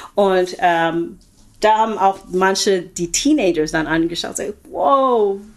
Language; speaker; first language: German; non-native, fluent; English